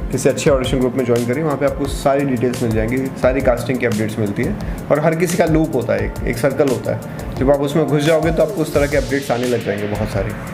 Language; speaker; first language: Hindi; native; Hindi